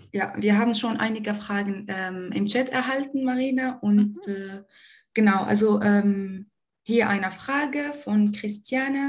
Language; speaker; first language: German; non-native, fluent; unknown